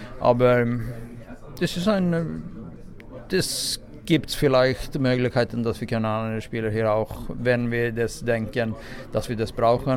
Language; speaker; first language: German; non-native, fluent; Swedish